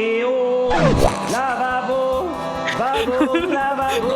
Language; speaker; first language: French; native; French